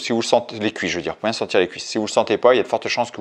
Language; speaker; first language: French; native; French